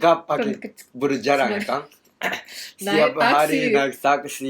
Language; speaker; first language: Indonesian; non-native, learner; Japanese